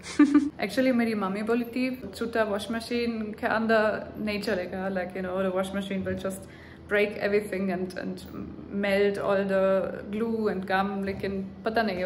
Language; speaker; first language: Hindi; non-native, learner; German